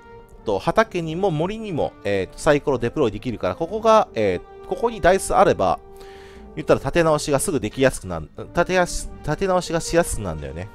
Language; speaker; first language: Japanese; native; Japanese